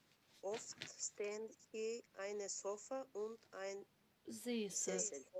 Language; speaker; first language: German; non-native, learner; Macedonian